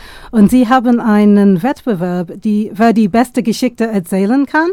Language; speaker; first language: German; non-native, fluent; English